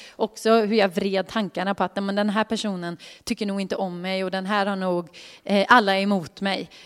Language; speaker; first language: Swedish; native; Swedish